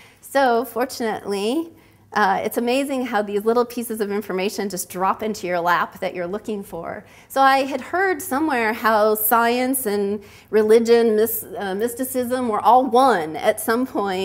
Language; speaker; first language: English; native; English